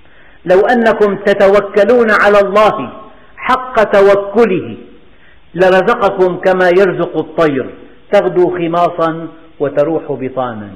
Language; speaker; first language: Arabic; native; Arabic